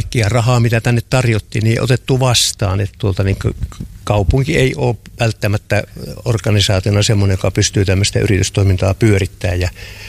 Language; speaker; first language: Finnish; native; Finnish